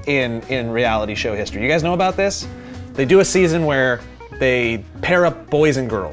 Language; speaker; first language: English; native; English